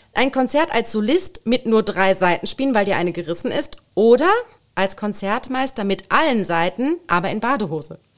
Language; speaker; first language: German; native; German